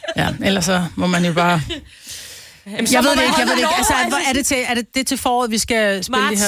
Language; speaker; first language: Danish; native; Danish